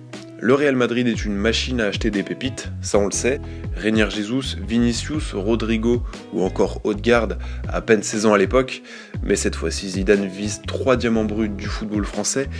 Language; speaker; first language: French; native; French